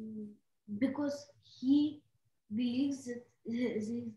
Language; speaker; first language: English; non-native, learner; Russian